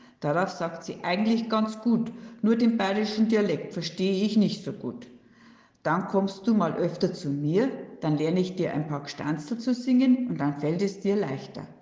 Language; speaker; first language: German; native; German